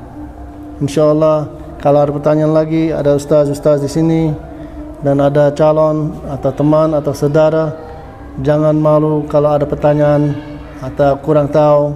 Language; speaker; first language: Indonesian; non-native, fluent; English